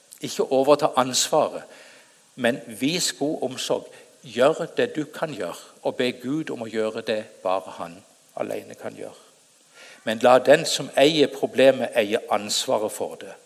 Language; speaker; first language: Norwegian; native; Norwegian